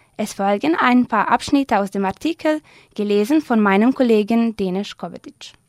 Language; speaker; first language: German; non-native, fluent; Serbian